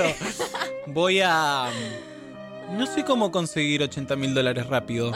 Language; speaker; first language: Spanish; native; Spanish